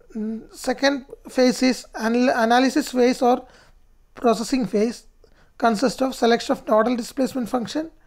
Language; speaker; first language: English; non-native, local second language; Malayalam